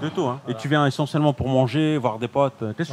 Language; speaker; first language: French; native; French